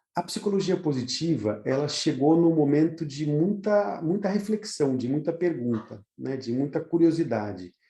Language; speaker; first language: Portuguese; native; Portuguese